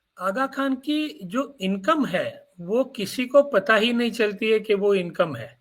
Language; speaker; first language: Urdu; non-native, local second language; Gujarati